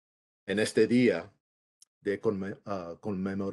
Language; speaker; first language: Spanish; early bilingual, heritage; English